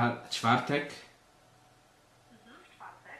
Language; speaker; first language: Polish; non-native, learner; English